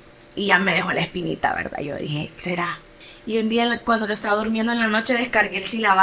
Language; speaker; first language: Spanish; native; Spanish